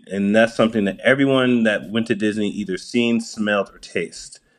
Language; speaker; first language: English; early bilingual, other home language; Japanese